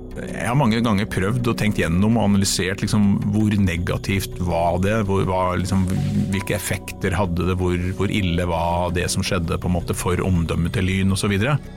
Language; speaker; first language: Norwegian; native; Norwegian